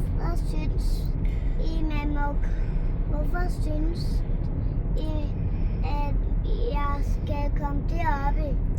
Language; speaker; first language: Danish; early bilingual, other home language; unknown